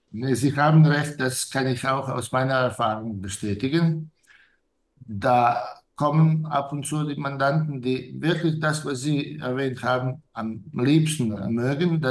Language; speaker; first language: German; non-native, fluent; Serbian